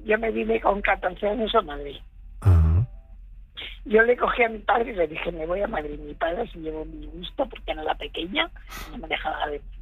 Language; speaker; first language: Spanish; native; Spanish